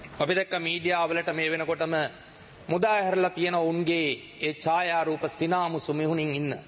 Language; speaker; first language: Sinhala; native; Sinhala